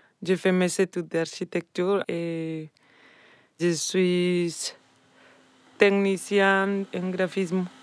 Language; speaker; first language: French; non-native, learner; Spanish